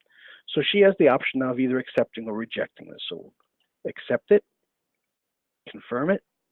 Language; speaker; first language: English; native; English